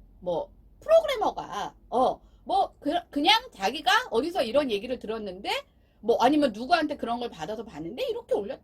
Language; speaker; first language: Korean; native; Korean